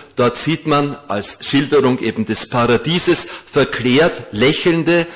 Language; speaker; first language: German; native; German